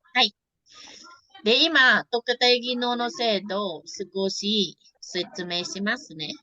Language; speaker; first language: Japanese; non-native, fluent; Vietnamese